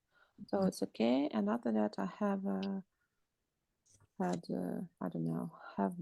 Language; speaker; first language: English; non-native, learner; Russian